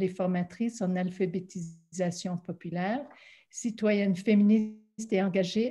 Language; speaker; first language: French; non-native, local second language; English